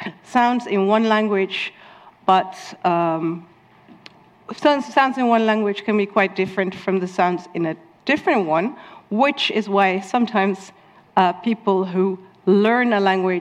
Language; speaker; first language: English; non-native, fluent; Dutch